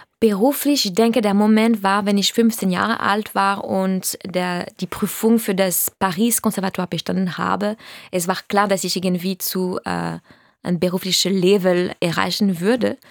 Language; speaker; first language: German; non-native, fluent; French